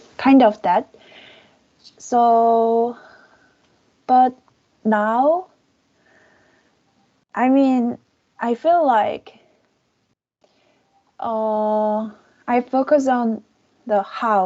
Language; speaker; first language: English; non-native, learner; Korean